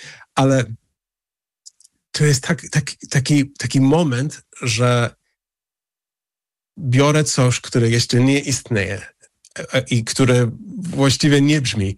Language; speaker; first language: Polish; early bilingual, heritage; English